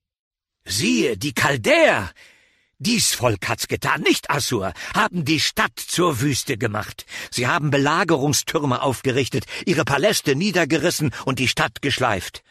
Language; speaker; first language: German; native; German